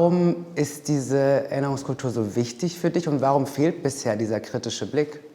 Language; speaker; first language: German; native; German